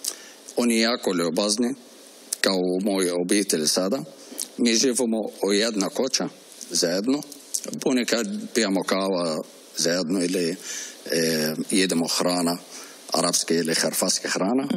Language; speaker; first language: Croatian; non-native, learner; Arabic